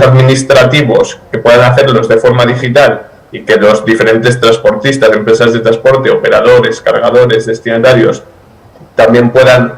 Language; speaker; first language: Spanish; native; Spanish